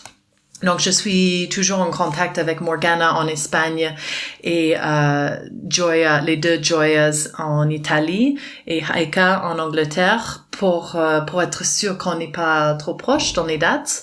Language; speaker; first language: French; non-native, fluent; English